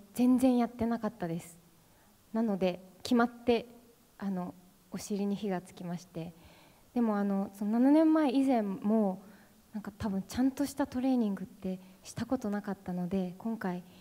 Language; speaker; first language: Japanese; native; Japanese